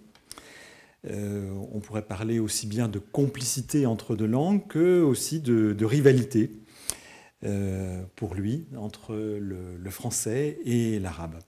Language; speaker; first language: French; native; French